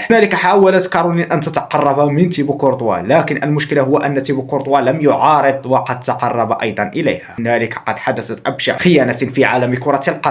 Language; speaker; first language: Arabic; native; Arabic